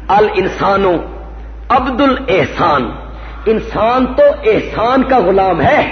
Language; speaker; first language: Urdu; non-native, local second language; Punjabi